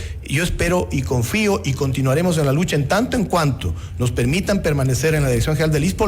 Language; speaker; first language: Spanish; native; Spanish